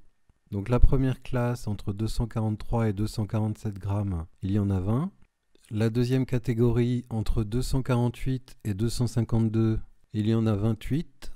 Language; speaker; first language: French; native; French